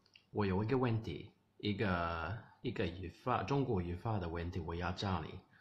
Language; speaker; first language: Chinese; non-native, learner; English